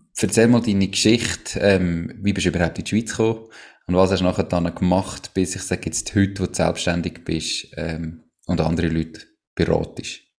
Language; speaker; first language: German; native; German